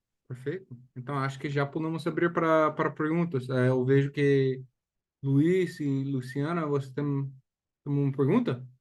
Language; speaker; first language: Portuguese; non-native, fluent; English